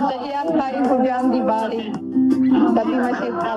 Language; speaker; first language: Indonesian; non-native, learner; Russian